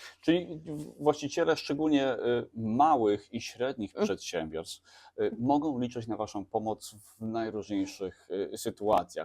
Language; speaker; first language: Polish; native; Polish